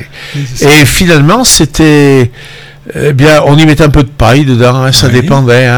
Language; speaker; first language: French; native; French